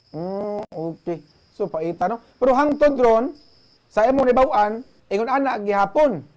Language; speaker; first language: Cebuano; native; Cebuano